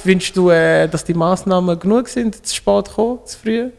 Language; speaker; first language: German; non-native, fluent; Lingala